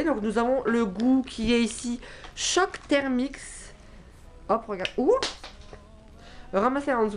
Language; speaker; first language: French; native; French